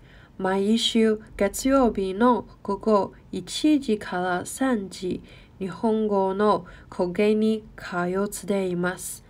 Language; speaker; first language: Japanese; non-native, learner; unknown